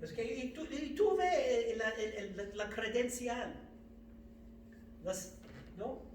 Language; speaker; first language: Spanish; non-native, fluent; English